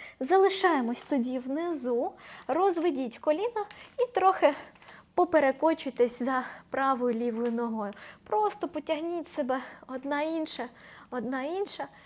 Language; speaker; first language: Ukrainian; non-native, local second language; Russian